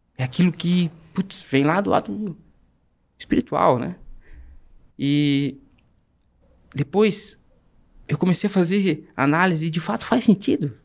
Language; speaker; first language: Portuguese; native; Portuguese